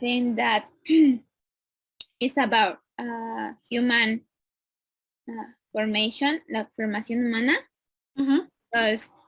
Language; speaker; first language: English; non-native, learner; Spanish